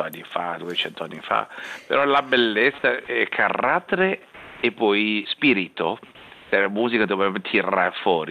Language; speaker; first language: Italian; non-native, learner; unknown